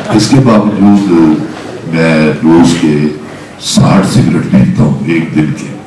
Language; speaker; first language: Urdu; non-native, local second language; Punjabi